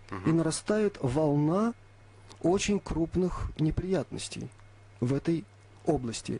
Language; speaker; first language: Russian; native; Russian